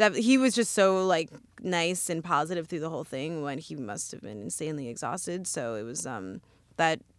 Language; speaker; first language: English; native; English